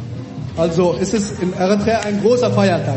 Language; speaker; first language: German; early bilingual, other home language; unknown